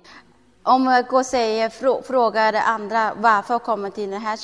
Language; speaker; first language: Swedish; non-native, learner; Thai